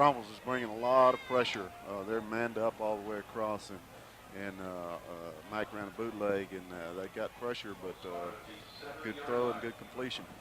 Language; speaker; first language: English; native; English